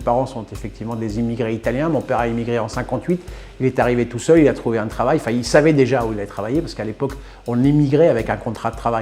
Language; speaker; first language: French; early bilingual, other home language; Italian